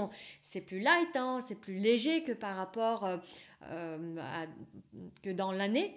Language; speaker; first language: French; non-native, fluent; Vietnamese